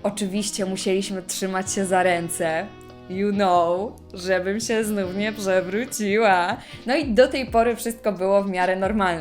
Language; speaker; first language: Polish; native; Polish